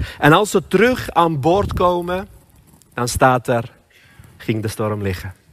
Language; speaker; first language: Dutch; non-native, fluent; Armenian